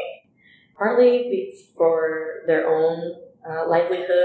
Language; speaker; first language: English; early bilingual, other home language; Spanish